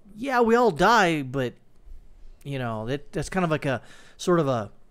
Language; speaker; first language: English; native; English